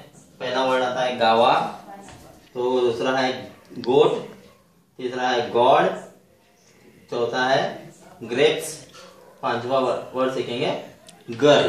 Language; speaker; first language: Hindi; non-native, local second language; Kannada